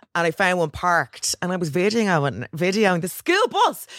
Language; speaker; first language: English; native; English